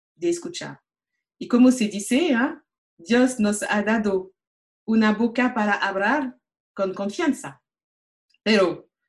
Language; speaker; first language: Spanish; non-native, fluent; French